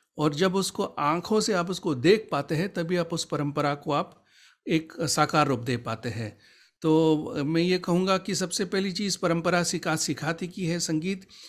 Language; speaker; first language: Hindi; native; Hindi